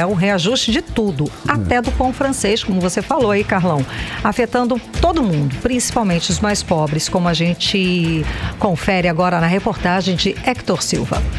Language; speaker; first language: Portuguese; native; Portuguese